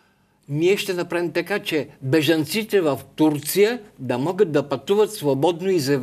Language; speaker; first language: Bulgarian; native; Bulgarian